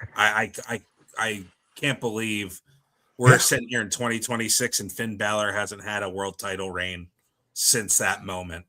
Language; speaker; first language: English; native; English